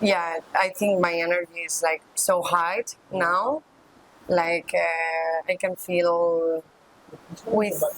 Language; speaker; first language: English; non-native, learner; Spanish